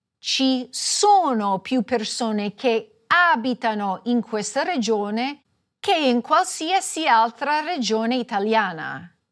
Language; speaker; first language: Italian; non-native, fluent; English